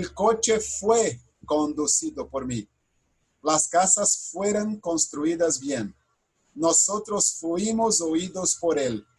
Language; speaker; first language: Spanish; non-native, fluent; Portuguese